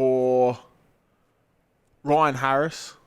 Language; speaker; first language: English; native; English